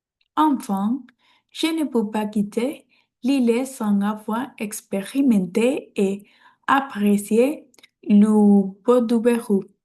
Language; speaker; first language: French; non-native, learner; Spanish